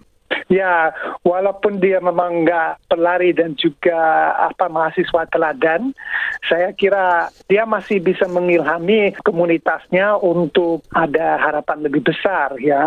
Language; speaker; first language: Indonesian; non-native, fluent; English